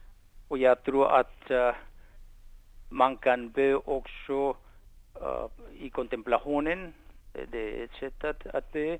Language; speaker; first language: Swedish; non-native, fluent; Spanish